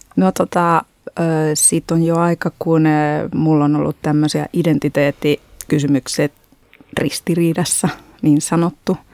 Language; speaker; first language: Finnish; non-native, fluent; Spanish